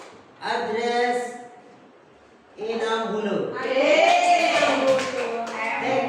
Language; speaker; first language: English; non-native, learner; Indonesian